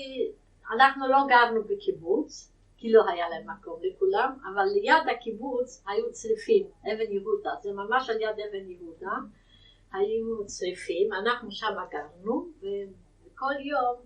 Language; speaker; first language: Hebrew; non-native, fluent; Yiddish